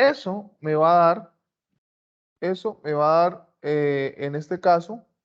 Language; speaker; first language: Spanish; native; Spanish